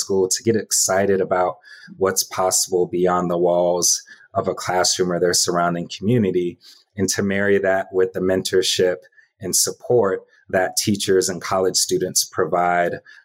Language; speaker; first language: English; native; English